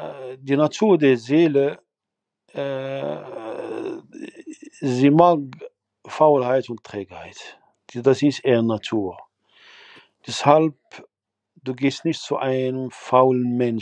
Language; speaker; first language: German; non-native, fluent; Arabic